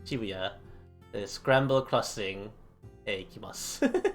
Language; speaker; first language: Japanese; non-native, learner; English